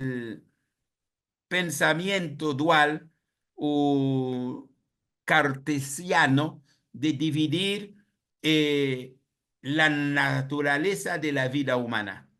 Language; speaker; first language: Spanish; non-native, fluent; Haitian Creole